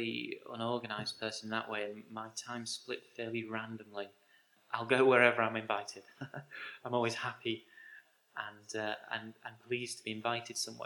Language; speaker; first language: English; native; English